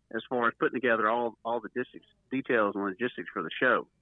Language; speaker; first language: English; native; English